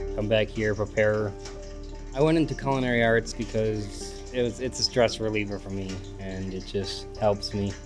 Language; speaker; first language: English; native; English